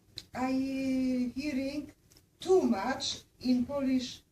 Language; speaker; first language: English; non-native, learner; Polish